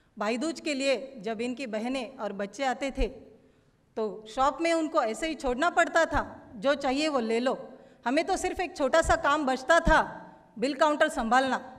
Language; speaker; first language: Hindi; non-native, local second language; Marathi